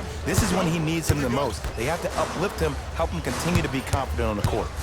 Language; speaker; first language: English; native; English